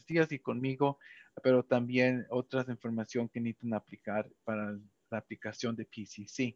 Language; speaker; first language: Spanish; early bilingual, heritage; Spanish